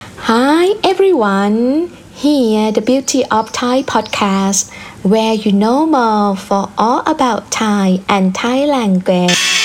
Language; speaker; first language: English; non-native, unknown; Thai